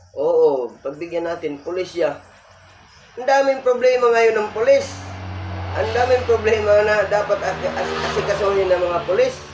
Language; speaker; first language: Filipino; non-native, local second language; Cebuano